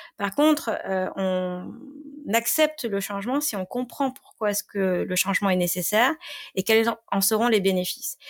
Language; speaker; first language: French; native; French